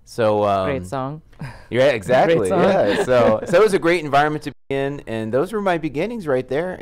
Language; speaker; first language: English; native; English